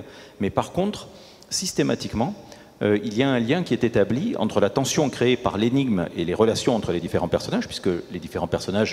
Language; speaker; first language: French; native; French